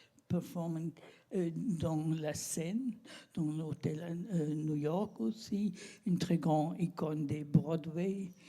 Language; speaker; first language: French; non-native, learner; German